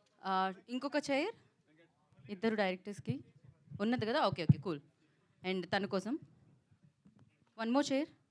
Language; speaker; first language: Telugu; native; Telugu